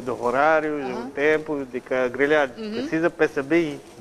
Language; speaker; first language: Portuguese; non-native, learner; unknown